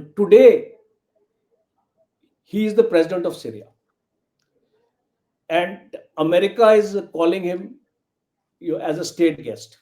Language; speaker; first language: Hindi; native; Hindi